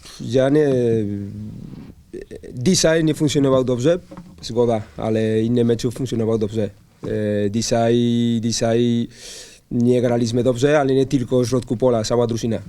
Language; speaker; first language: Polish; non-native, learner; Spanish